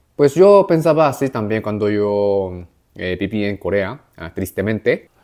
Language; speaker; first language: Spanish; non-native, fluent; Korean